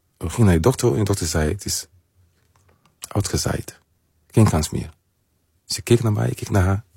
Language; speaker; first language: Dutch; non-native, fluent; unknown